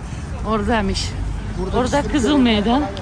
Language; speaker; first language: Turkish; non-native, learner; Russian